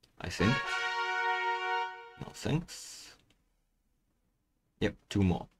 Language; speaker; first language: English; non-native, fluent; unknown